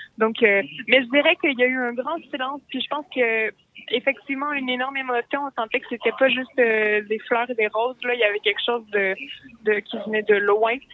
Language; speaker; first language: French; native; French